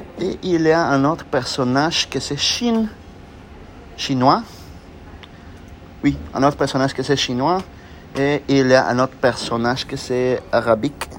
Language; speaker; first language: French; non-native, learner; Spanish